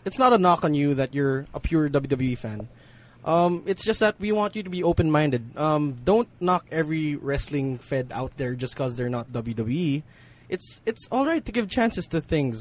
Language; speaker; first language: English; non-native, local second language; Hiligaynon